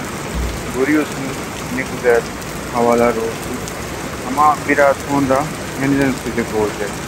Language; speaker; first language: Turkish; non-native, learner; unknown